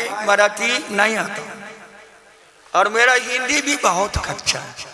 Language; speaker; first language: Hindi; non-native, learner; Japanese